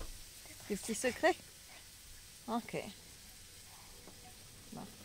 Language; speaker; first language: French; native; French